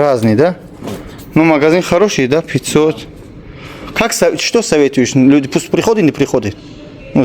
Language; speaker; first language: Russian; non-native, learner; Tajik